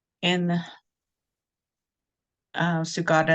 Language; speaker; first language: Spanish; non-native, learner; English